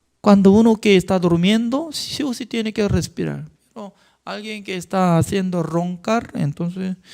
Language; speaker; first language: Spanish; non-native, fluent; Korean